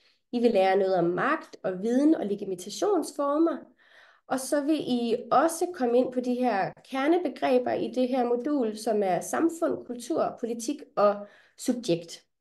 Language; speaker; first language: Danish; native; Danish